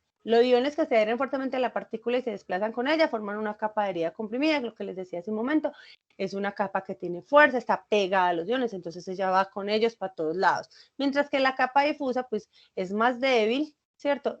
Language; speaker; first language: Spanish; native; Spanish